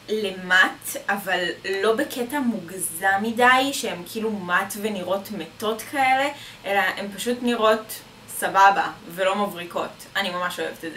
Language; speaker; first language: Hebrew; native; Hebrew